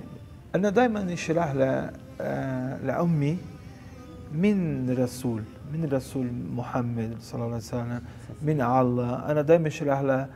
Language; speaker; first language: Arabic; non-native, learner; Portuguese